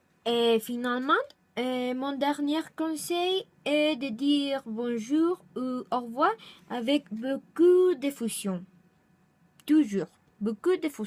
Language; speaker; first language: French; non-native, learner; Spanish